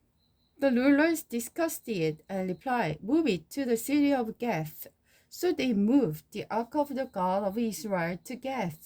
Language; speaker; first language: English; non-native, learner; Korean